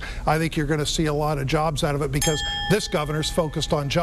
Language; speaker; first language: English; native; English